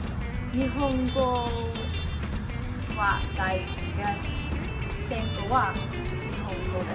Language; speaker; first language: Japanese; non-native, learner; English